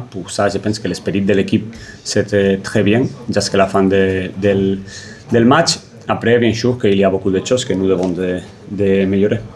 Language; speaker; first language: French; non-native, fluent; Spanish